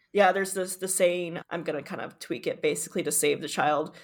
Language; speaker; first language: English; native; English